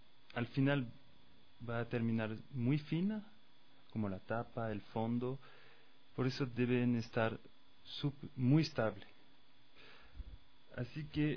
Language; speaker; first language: Spanish; non-native, fluent; French